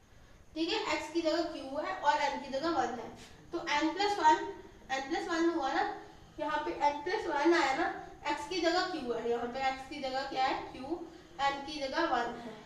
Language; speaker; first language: Hindi; native; Hindi